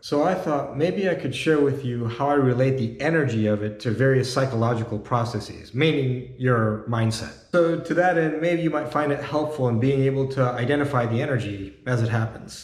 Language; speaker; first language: English; native; English